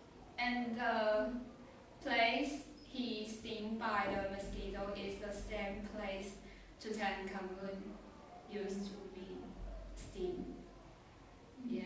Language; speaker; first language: English; non-native, learner; Chinese